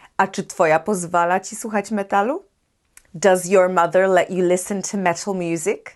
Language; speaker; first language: Polish; native; Polish